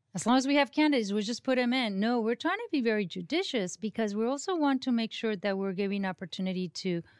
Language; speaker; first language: English; non-native, fluent; Spanish